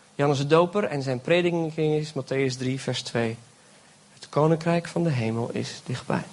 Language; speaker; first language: Dutch; native; Dutch